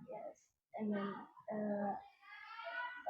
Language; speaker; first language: English; non-native, learner; Indonesian